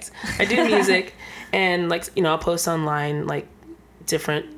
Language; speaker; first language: English; native; English